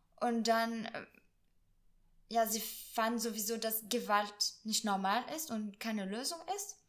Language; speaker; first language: German; non-native, fluent; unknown